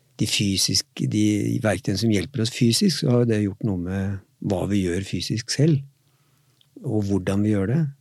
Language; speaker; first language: Norwegian; native; Norwegian